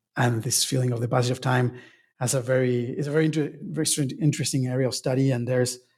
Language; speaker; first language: English; non-native, fluent; Spanish